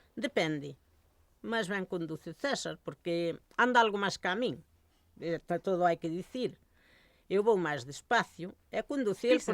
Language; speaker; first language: Galician; native; Galician